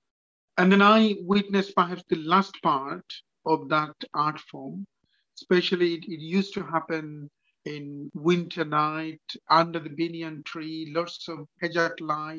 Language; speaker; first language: English; non-native, local second language; Bangla